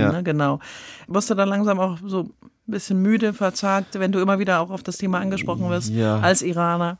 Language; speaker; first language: German; native; German